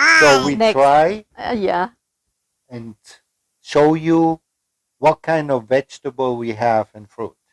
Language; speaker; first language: English; non-native, fluent; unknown